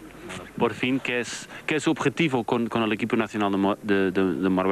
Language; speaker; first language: Spanish; non-native, learner; Dutch